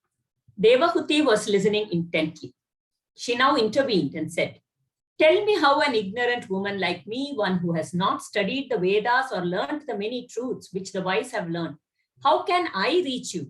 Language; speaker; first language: English; non-native, local second language; Kannada